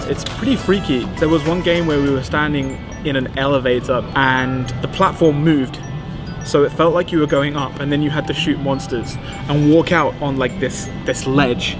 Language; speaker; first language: English; native; English